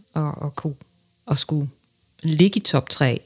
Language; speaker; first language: Danish; early bilingual, other home language; English